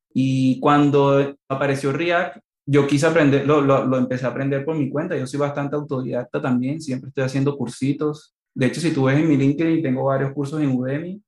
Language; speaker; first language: Spanish; native; Spanish